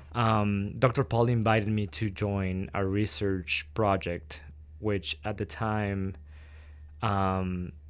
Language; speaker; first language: English; non-native, fluent; Spanish